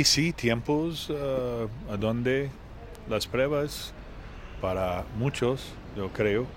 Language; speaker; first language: Spanish; non-native, learner; Portuguese